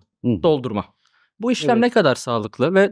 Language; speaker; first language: Turkish; native; Turkish